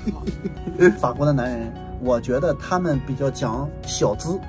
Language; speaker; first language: Chinese; native; Chinese